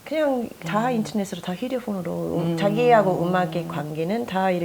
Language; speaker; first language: Korean; non-native, fluent; English